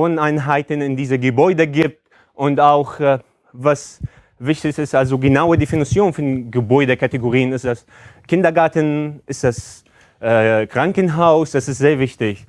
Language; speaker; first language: German; non-native, fluent; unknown